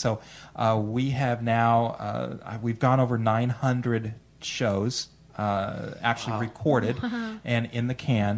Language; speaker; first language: English; early bilingual, other home language; Italian